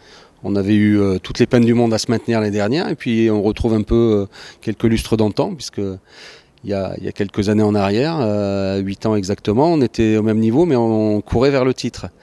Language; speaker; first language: French; native; French